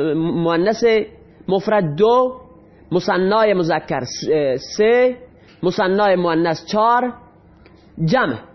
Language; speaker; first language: Persian; non-native, local second language; Baluchi